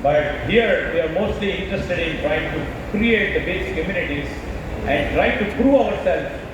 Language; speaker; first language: English; non-native, local second language; Telugu